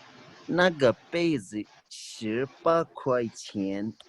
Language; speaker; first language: Chinese; non-native, fluent; Urdu